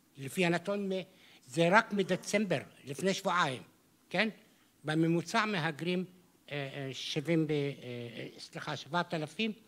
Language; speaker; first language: Hebrew; non-native, local second language; Arabic